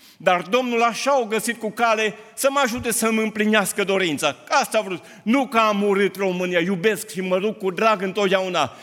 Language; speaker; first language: Romanian; non-native, local second language; Hungarian